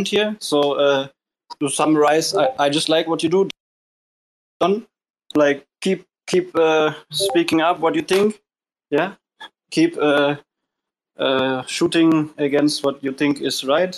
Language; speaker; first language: English; non-native, fluent; German